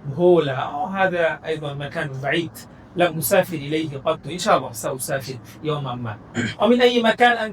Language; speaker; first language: Arabic; non-native, fluent; Bangla